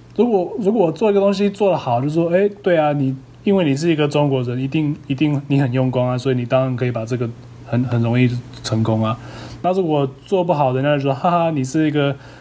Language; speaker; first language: Chinese; early bilingual, heritage; Chinese